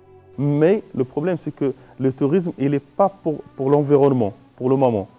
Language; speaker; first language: French; non-native, local second language; Arabic